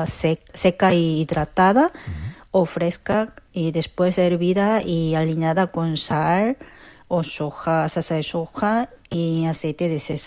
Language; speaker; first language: Spanish; non-native, fluent; Korean